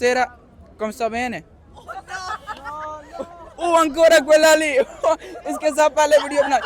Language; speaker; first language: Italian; non-native, learner; Urdu